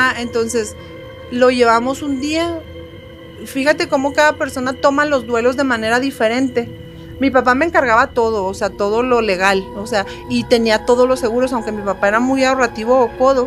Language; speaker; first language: Spanish; native; Spanish